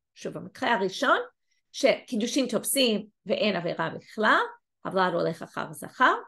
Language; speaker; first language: Hebrew; non-native, fluent; English